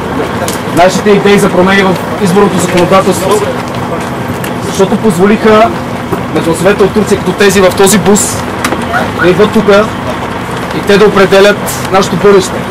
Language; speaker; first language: Bulgarian; native; Bulgarian